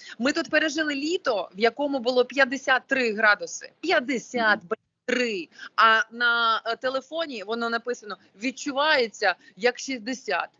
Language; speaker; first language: Ukrainian; non-native, local second language; Russian